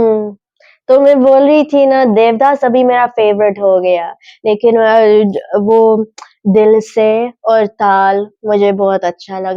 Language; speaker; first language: Hindi; early bilingual, heritage; English